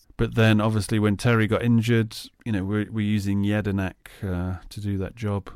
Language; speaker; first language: English; native; English